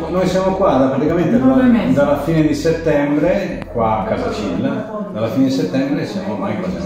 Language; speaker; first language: Italian; native; Italian